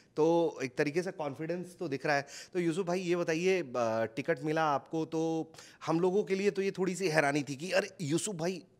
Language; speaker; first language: Hindi; native; Hindi